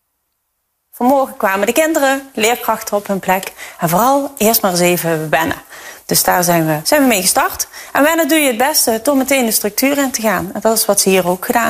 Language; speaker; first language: Dutch; native; Dutch